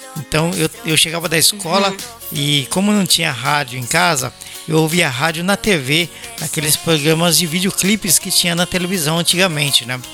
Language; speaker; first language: Portuguese; non-native, fluent; Spanish